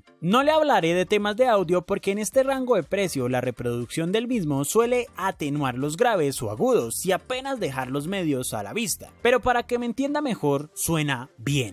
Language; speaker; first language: Spanish; native; Spanish